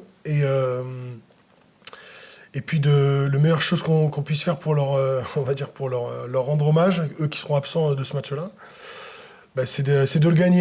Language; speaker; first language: French; native; French